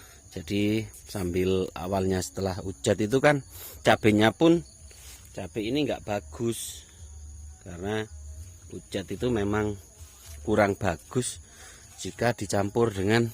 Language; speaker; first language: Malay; non-native, local second language; Javanese